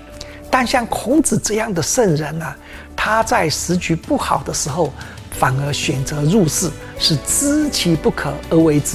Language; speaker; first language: Chinese; native; Chinese